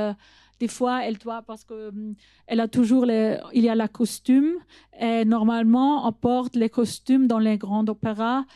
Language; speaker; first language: French; non-native, fluent; German